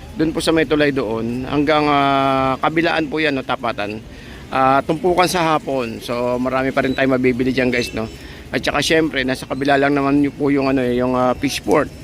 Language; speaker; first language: Filipino; native; Filipino